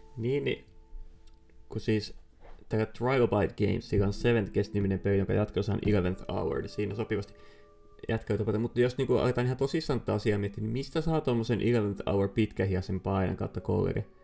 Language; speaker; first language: Finnish; native; Finnish